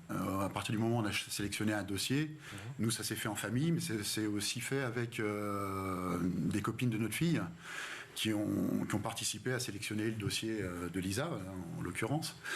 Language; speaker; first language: French; native; French